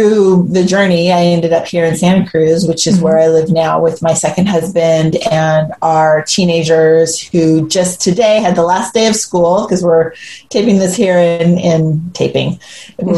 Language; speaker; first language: English; native; English